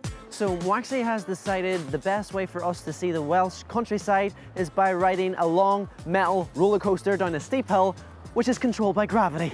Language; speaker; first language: English; native; English